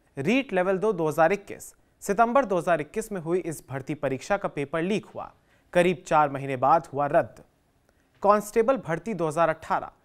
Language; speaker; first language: Hindi; native; Hindi